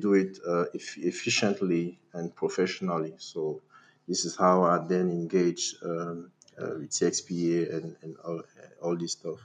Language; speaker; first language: English; non-native, local second language; French